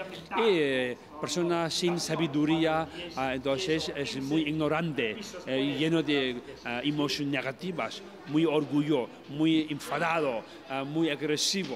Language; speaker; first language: Spanish; non-native, learner; Tibetan